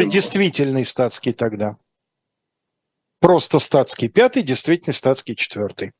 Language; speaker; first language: Russian; native; Russian